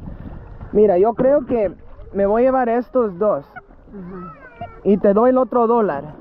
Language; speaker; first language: Spanish; early bilingual, heritage; English